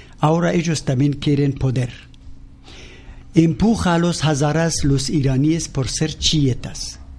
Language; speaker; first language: Spanish; non-native, learner; Persian